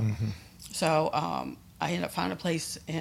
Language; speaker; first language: English; native; English